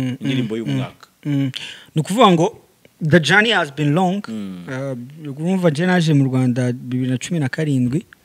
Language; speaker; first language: Kinyarwanda; early bilingual, heritage; Kinyarwanda